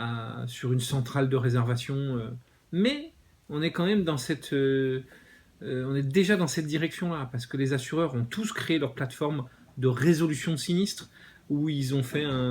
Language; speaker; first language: French; native; French